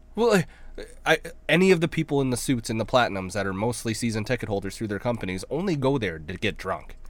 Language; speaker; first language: English; early bilingual, other home language; Filipino